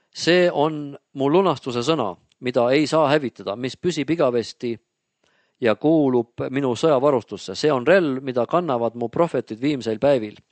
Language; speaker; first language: Estonian; native; Estonian